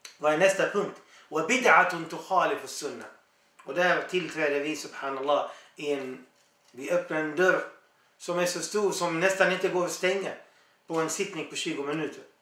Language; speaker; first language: Swedish; non-native, fluent; Arabic